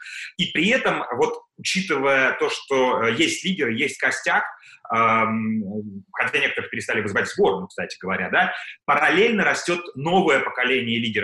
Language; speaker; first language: Russian; native; Russian